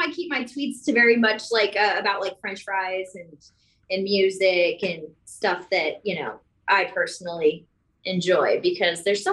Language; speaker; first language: English; native; English